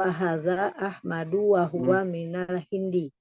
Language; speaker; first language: Arabic; non-native, learner; Indonesian